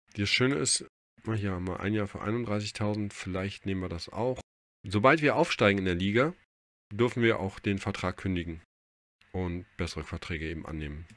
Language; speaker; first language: German; native; German